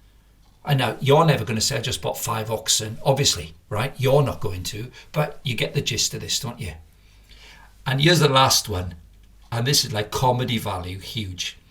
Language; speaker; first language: English; native; English